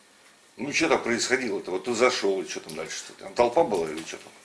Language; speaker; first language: Russian; native; Russian